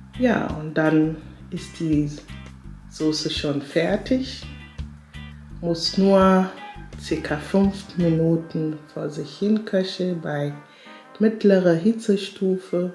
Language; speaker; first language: German; non-native, fluent; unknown